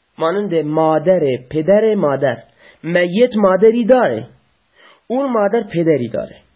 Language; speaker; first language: Persian; non-native, local second language; Baluchi